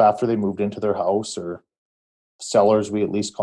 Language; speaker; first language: English; native; English